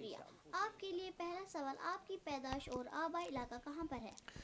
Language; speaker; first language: Hindi; non-native, local second language; Kashmiri